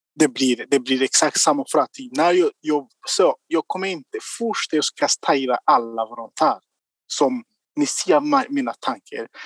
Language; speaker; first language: Swedish; non-native, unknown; Kinyarwanda